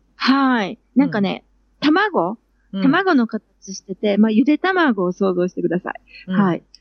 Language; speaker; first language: Japanese; native; Japanese